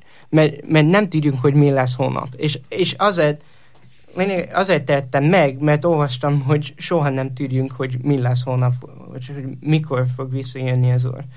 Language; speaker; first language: Hungarian; non-native, fluent; English